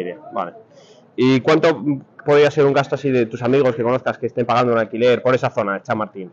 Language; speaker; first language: Spanish; native; Spanish